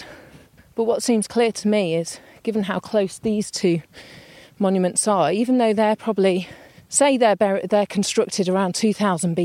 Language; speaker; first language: English; native; English